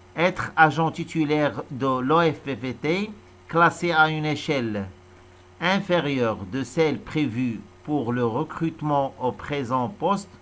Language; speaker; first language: French; non-native, local second language; Arabic